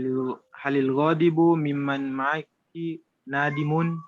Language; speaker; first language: Arabic; non-native, learner; Indonesian